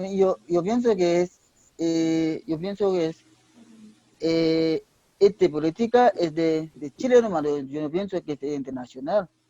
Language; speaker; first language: Spanish; non-native, learner; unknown